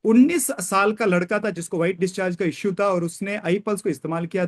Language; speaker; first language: Hindi; non-native, local second language; Kannada